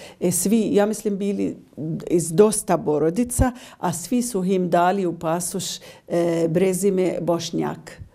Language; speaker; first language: Serbian; non-native, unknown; Arabic